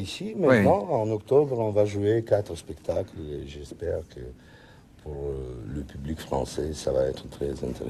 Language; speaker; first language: French; non-native, learner; Russian